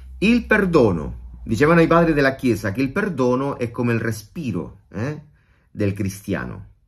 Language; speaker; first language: Italian; non-native, fluent; Spanish